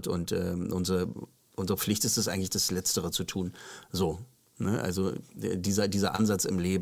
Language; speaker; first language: German; native; German